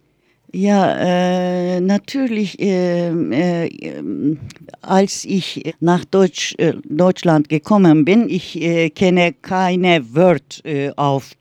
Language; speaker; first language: German; non-native, learner; Turkish